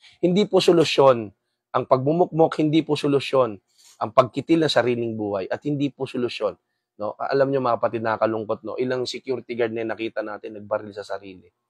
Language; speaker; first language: Filipino; non-native, local second language; Waray